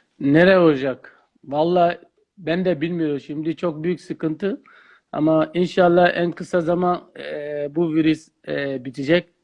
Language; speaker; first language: Turkish; non-native, learner; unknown